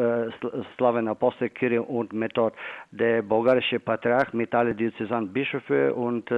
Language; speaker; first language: German; non-native, fluent; Bulgarian